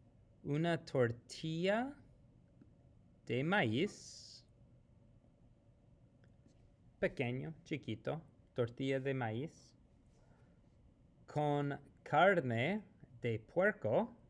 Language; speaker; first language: Spanish; non-native, fluent; English